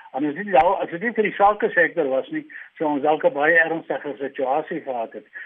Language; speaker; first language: Afrikaans; native; Afrikaans